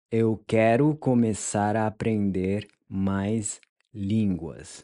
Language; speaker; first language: Portuguese; non-native, fluent; English